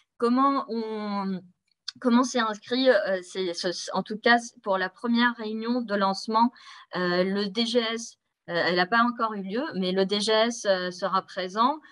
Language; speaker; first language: French; native; French